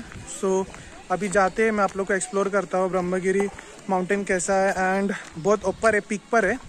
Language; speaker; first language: Hindi; native; Hindi